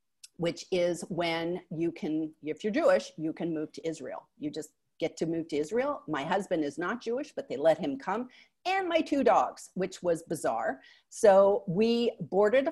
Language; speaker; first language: English; native; English